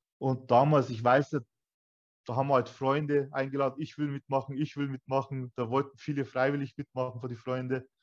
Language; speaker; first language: German; early bilingual, other home language; Turkish